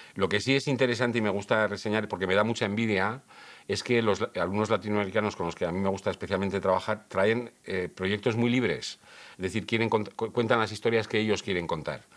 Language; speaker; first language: Spanish; native; Spanish